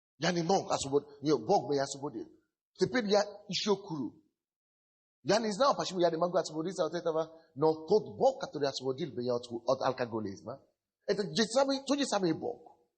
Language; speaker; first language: Russian; non-native, fluent; Yoruba